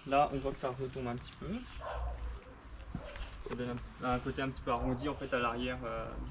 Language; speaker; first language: French; native; French